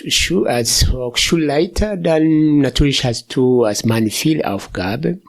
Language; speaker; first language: German; non-native, fluent; Swahili